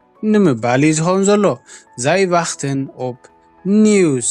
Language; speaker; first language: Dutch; non-native, fluent; Tigrinya